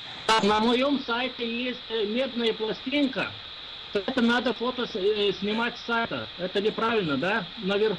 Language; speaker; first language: Russian; non-native, local second language; Lithuanian